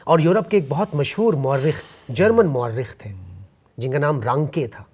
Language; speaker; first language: Urdu; native; Urdu